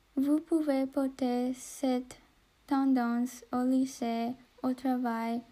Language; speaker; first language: French; non-native, learner; English